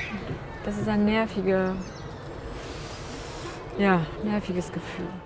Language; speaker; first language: German; non-native, learner; Chinese